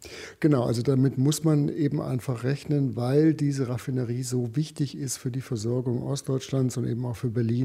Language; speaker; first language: German; native; German